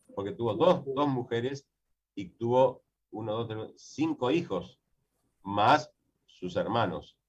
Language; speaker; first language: Spanish; native; Spanish